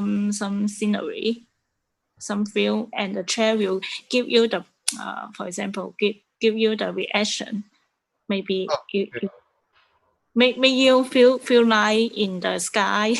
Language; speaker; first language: English; non-native, learner; Chinese